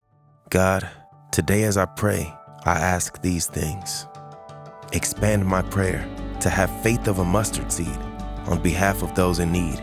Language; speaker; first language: English; native; English